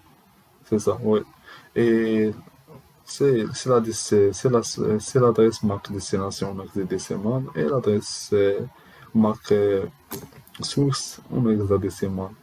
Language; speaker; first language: French; non-native, learner; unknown